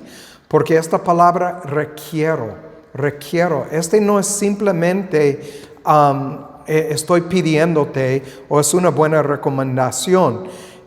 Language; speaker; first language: Spanish; non-native, fluent; English